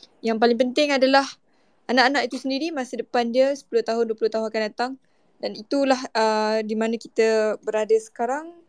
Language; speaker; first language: Malay; native; Malay